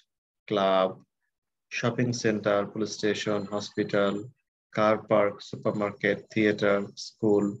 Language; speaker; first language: English; non-native, fluent; Bangla